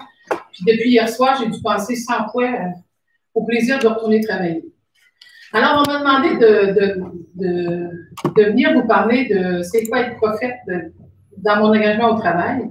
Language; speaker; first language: French; native; French